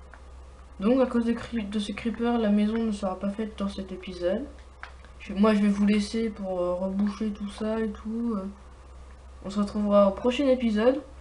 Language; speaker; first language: French; native; French